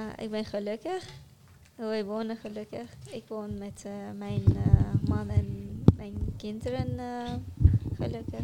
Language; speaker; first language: Dutch; non-native, learner; Arabic